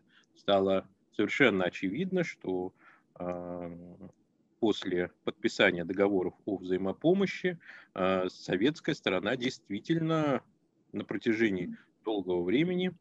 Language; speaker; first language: Russian; native; Russian